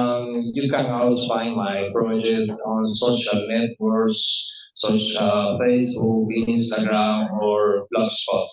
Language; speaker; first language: English; non-native, learner; Spanish